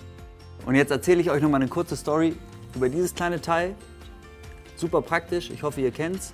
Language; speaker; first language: German; native; German